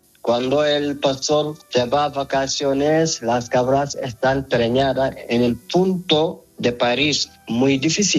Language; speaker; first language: Spanish; non-native, learner; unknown